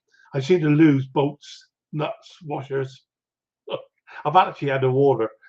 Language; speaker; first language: English; native; English